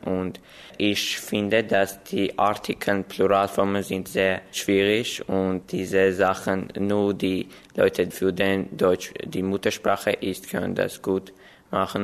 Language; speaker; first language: German; non-native, learner; Armenian